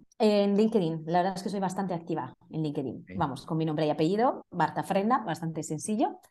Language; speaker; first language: Spanish; non-native, fluent; Italian